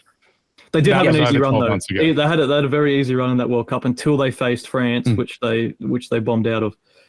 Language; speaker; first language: English; native; English